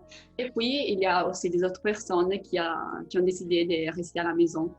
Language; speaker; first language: French; non-native, learner; Italian